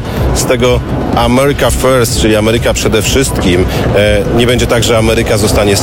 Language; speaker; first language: Polish; native; Polish